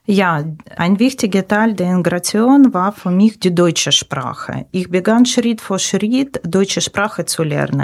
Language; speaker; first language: German; non-native, learner; Ukrainian